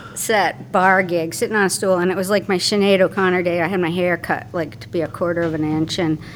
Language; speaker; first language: English; native; English